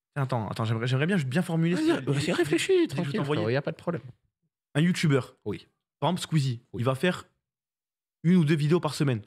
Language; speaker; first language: French; native; French